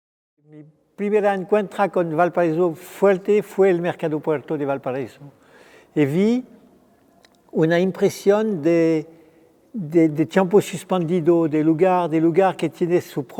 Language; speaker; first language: Spanish; non-native, fluent; French